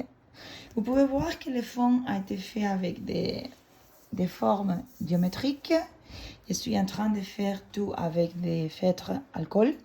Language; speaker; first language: French; non-native, fluent; Spanish